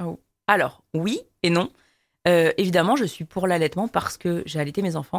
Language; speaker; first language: French; native; French